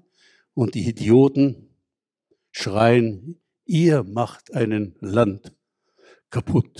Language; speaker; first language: German; non-native, fluent; Hebrew